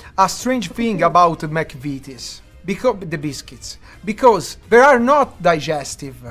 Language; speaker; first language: English; non-native, learner; Italian